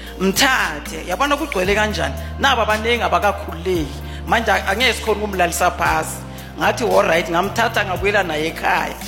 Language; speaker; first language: Zulu; non-native, local second language; South Ndebele